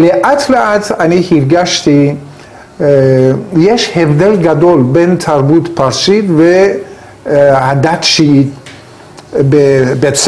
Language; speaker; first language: Hebrew; non-native, learner; Persian